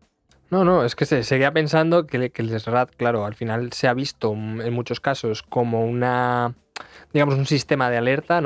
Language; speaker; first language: Spanish; native; Spanish